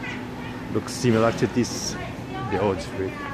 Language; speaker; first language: English; non-native, fluent; Portuguese